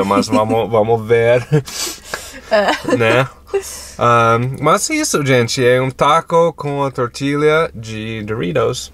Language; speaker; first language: Portuguese; non-native, fluent; English